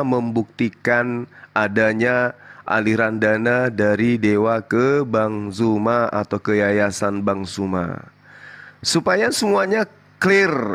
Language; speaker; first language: Indonesian; native; Indonesian